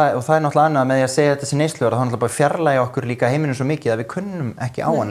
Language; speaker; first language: Icelandic; native; Icelandic